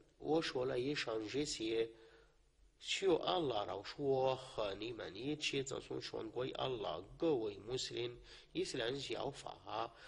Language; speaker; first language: Chinese; non-native, learner; Arabic